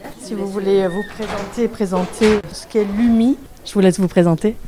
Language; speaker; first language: French; native; French